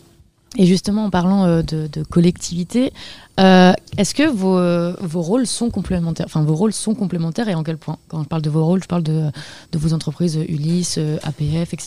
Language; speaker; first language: French; native; French